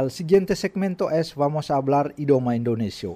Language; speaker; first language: Spanish; non-native, fluent; Indonesian